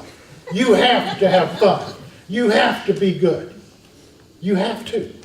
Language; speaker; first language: English; native; English